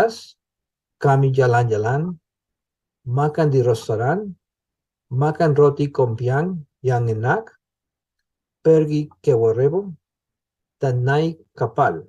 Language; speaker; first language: Indonesian; non-native, learner; English